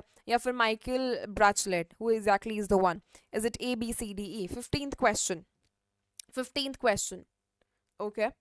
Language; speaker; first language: English; non-native, local second language; Hindi